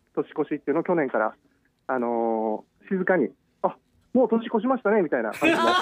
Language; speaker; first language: Japanese; native; Japanese